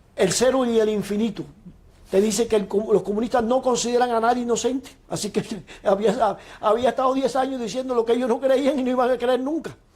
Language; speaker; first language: Spanish; native; Spanish